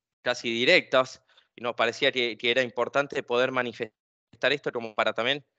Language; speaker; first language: Spanish; native; Spanish